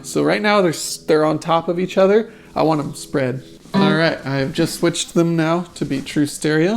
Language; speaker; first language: English; native; English